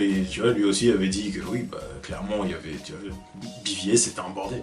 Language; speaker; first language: French; native; French